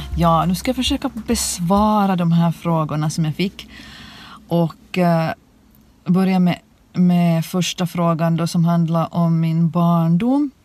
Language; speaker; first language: Swedish; native; Swedish